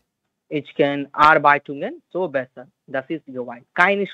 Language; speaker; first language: German; non-native, learner; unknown